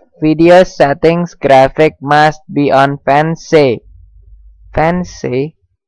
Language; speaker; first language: English; non-native, learner; Indonesian